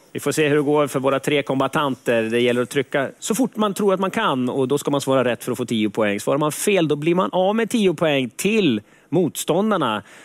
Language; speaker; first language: Swedish; native; Swedish